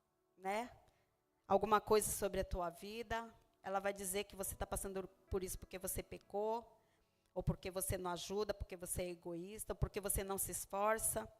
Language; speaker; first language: Portuguese; native; Portuguese